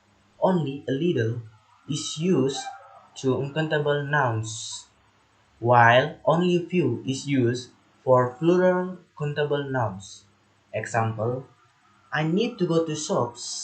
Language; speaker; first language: English; non-native, learner; Indonesian